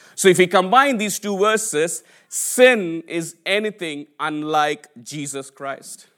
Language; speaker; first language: English; non-native, local second language; Telugu